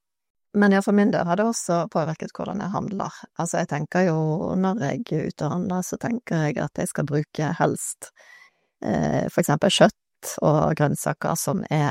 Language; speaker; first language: Norwegian; native; Norwegian